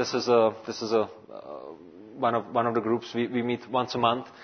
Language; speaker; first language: English; non-native, fluent; Czech